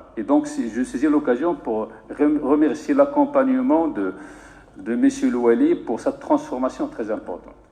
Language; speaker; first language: French; non-native, local second language; Arabic